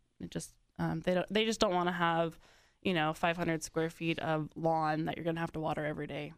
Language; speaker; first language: English; native; English